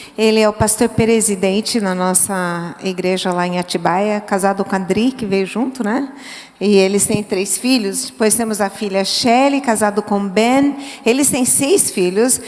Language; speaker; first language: Portuguese; early bilingual, other home language; English